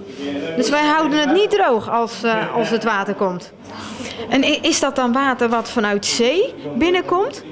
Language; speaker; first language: Dutch; native; Dutch